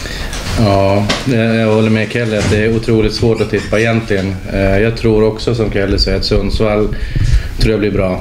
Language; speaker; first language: Swedish; native; Swedish